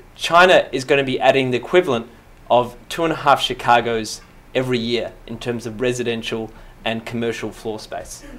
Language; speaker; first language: English; native; English